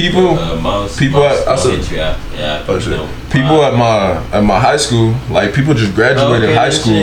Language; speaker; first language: English; non-native, local second language; Esan